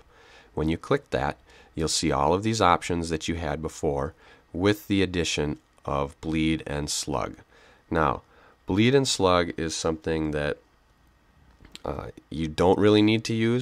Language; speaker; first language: English; native; English